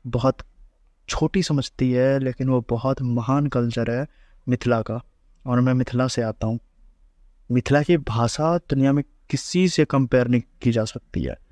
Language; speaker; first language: Hindi; native; Hindi